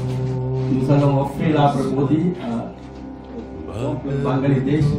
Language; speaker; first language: French; non-native, learner; Sinhala